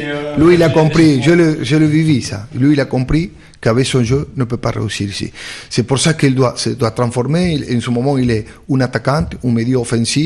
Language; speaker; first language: French; non-native, fluent; Spanish